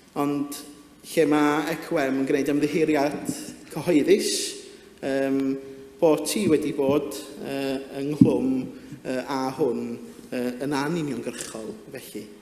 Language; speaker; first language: Welsh; native; Welsh